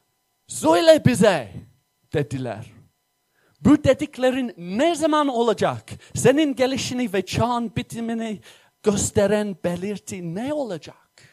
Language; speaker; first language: Turkish; non-native, fluent; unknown